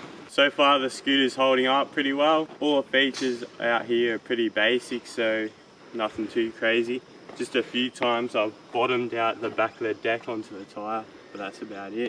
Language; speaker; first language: English; native; English